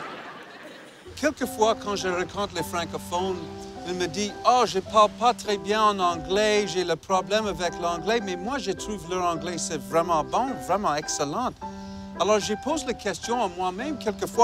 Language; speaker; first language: French; non-native, fluent; English